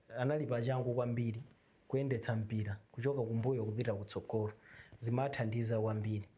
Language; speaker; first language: Nyanja; native; Nyanja